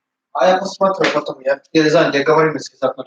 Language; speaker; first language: Russian; early bilingual, heritage; English